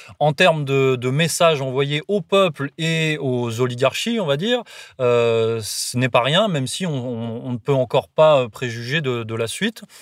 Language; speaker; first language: French; native; French